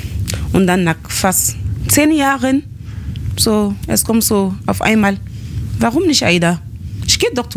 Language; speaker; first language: German; non-native, fluent; French